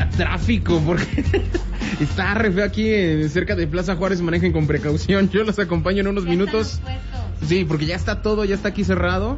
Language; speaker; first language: Spanish; native; Spanish